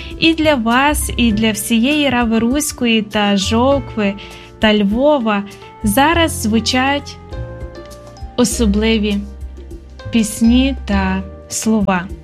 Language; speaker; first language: Ukrainian; native; Ukrainian